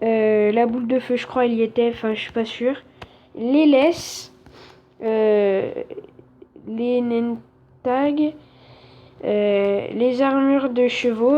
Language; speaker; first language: French; native; French